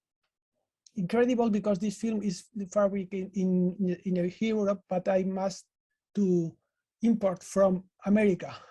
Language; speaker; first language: English; non-native, learner; Spanish